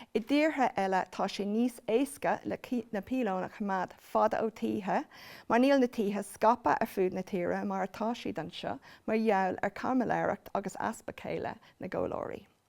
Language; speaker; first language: Irish; non-native, local second language; English